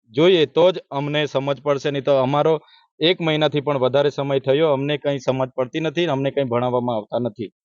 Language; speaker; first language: Gujarati; native; Gujarati